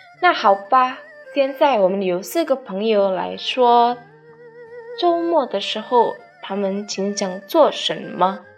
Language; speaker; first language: Chinese; non-native, fluent; Indonesian